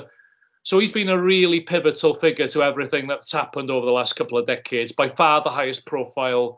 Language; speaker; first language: English; native; English